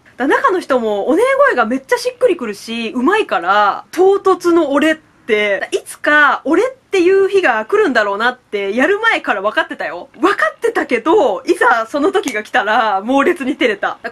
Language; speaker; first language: Japanese; native; Japanese